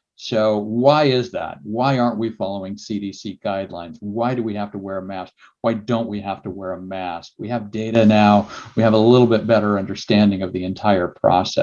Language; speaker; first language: English; native; English